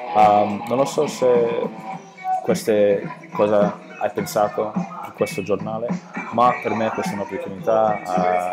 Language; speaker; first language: Italian; non-native, learner; English